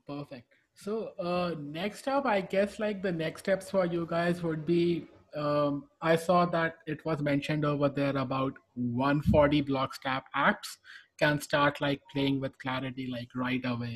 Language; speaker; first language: English; non-native, local second language; Hindi